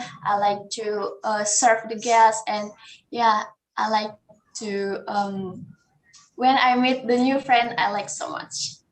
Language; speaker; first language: English; non-native, learner; Indonesian